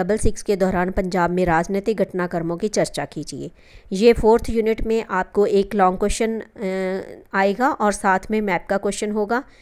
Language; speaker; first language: Hindi; non-native, local second language; Punjabi